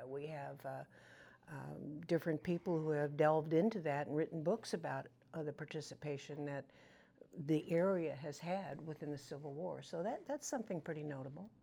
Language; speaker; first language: English; native; English